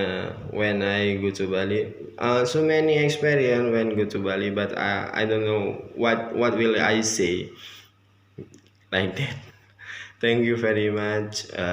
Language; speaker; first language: English; non-native, learner; Indonesian